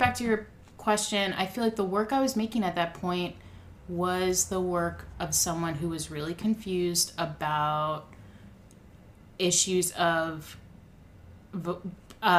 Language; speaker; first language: English; native; English